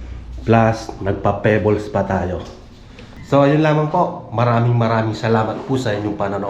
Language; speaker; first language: Filipino; native; Filipino